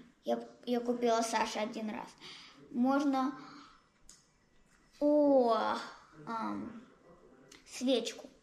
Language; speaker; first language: Russian; early bilingual, heritage; Russian